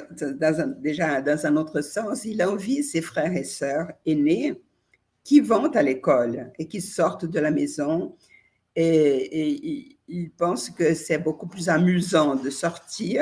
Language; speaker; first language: French; non-native, fluent; Portuguese